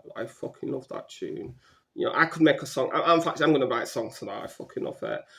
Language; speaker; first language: English; native; English